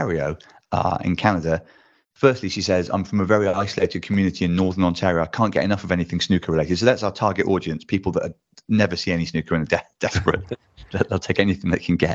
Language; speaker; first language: English; native; English